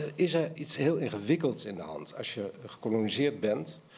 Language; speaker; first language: Dutch; native; Dutch